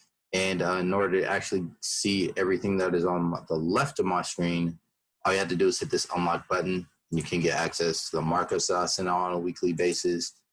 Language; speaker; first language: English; native; English